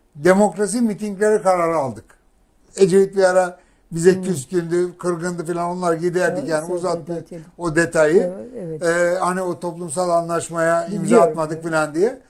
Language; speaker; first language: Turkish; native; Turkish